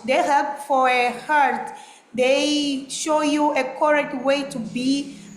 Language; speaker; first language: English; non-native, learner; Portuguese